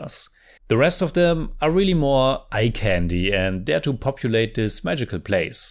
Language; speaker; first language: English; non-native, fluent; German